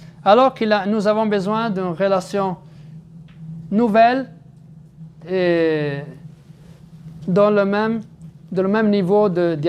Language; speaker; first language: French; non-native, fluent; Arabic